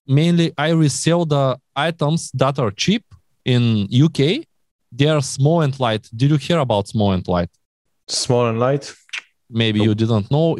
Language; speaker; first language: English; non-native, learner; Bulgarian